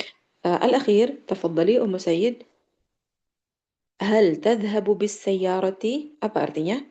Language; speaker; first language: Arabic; non-native, fluent; Indonesian